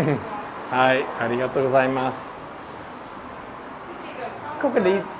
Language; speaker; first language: Japanese; non-native, fluent; English